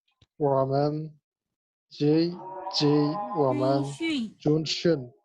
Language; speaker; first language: Chinese; non-native, learner; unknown